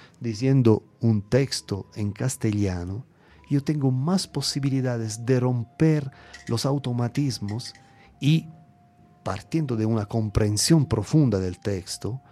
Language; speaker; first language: Spanish; non-native, fluent; Italian